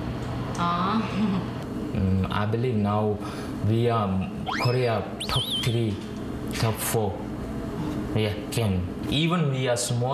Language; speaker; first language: English; non-native, local second language; Divehi